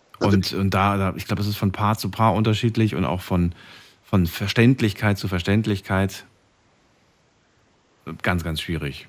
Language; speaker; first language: German; native; German